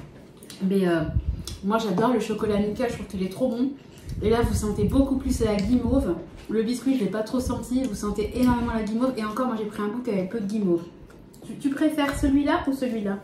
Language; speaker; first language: French; native; French